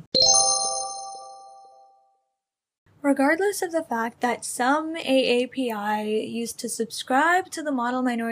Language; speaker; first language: English; native; English